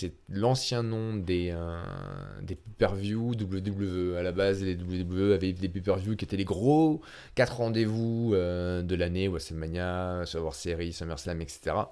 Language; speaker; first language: French; native; French